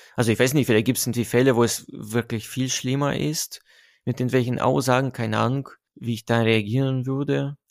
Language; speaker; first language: German; non-native, fluent; Russian